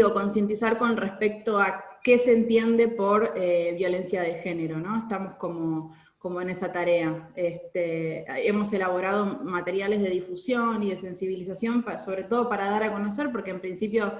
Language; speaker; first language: Spanish; native; Spanish